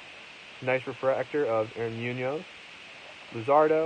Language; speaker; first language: English; native; English